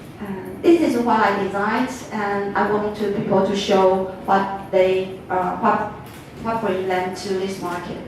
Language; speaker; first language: English; non-native, fluent; Chinese